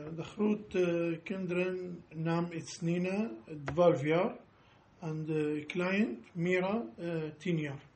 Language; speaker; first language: Dutch; non-native, learner; Arabic